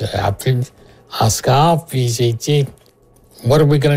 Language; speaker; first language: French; non-native, local second language; English